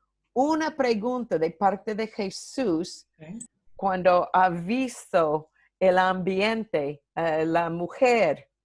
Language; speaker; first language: Spanish; non-native, fluent; English